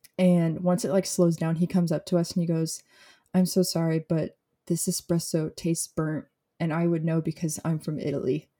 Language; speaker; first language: English; native; English